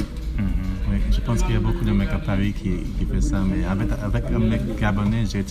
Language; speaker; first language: French; non-native, learner; English